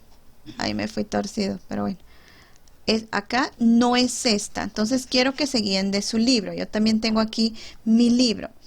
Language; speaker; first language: Spanish; native; Spanish